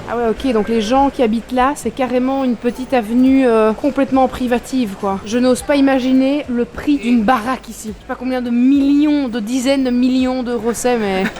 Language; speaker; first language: French; native; French